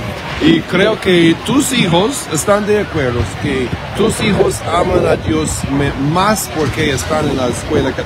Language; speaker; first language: Spanish; non-native, fluent; English